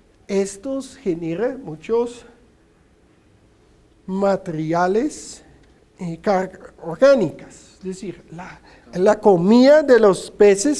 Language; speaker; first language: Spanish; non-native, fluent; Dutch